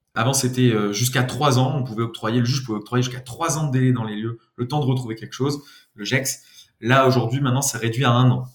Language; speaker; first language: French; native; French